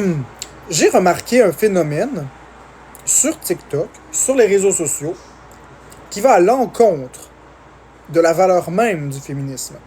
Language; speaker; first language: French; native; French